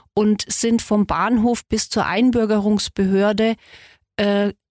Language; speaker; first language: German; native; German